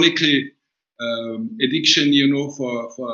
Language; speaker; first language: English; non-native, fluent; German